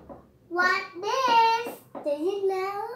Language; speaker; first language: English; non-native, learner; Vietnamese